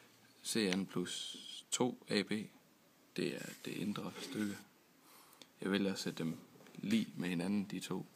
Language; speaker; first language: Danish; native; Danish